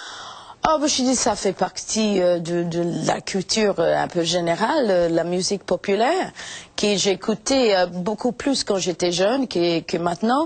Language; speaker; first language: French; non-native, fluent; English